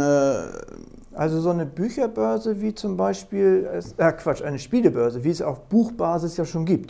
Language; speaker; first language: German; native; German